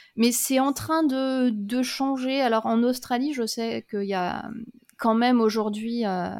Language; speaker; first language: French; native; French